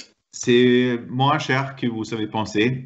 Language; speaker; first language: French; non-native, fluent; Swedish